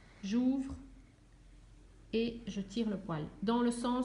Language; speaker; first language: French; native; French